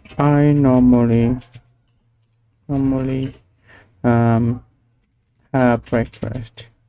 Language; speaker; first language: English; non-native, learner; Vietnamese